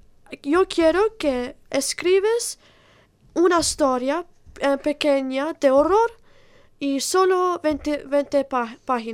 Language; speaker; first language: Spanish; non-native, learner; Italian